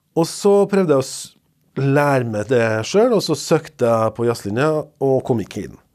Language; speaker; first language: Norwegian; non-native, fluent; Serbian